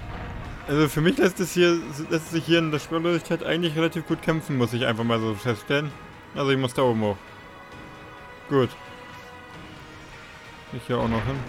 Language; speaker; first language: German; native; German